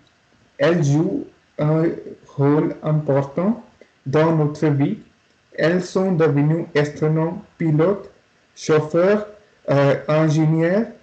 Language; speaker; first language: French; non-native, learner; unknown